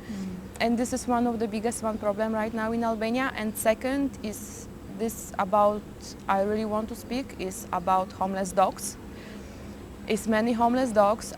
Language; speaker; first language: English; non-native, learner; Polish